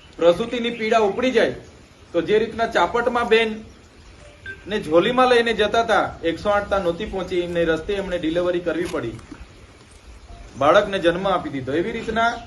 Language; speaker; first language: Gujarati; non-native, local second language; Vasavi